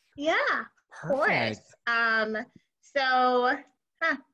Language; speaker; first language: English; non-native, local second language; Shona